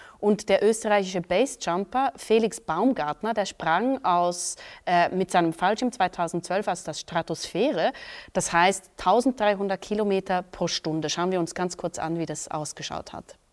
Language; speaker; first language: German; native; German